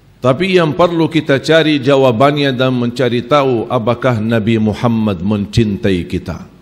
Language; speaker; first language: Malay; non-native, fluent; Arabic